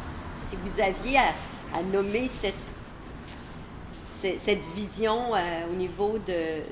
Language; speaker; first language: French; native; French